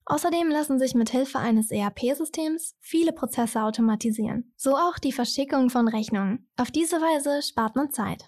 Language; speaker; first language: German; native; German